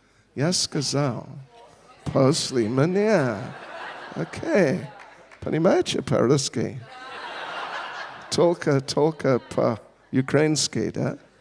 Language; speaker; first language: Russian; non-native, learner; English